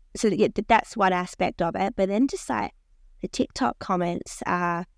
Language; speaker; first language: English; native; English